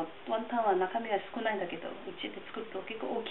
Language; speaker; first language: Japanese; non-native, fluent; Chinese